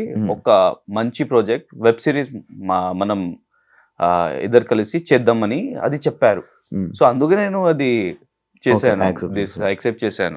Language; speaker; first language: Telugu; non-native, learner; Hindi